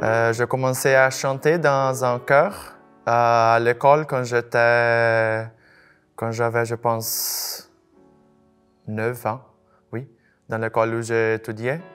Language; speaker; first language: French; non-native, fluent; Portuguese